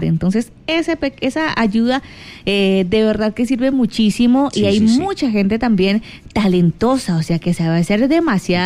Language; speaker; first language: Spanish; native; Spanish